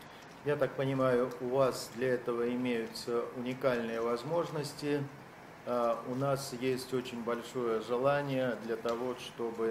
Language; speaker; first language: Russian; native; Russian